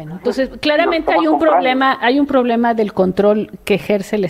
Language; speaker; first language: Spanish; native; Spanish